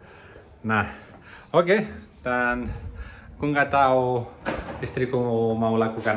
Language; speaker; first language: Indonesian; non-native, learner; Catalan